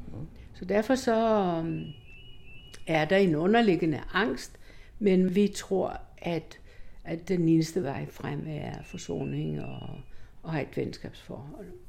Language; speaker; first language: Danish; non-native, fluent; Greek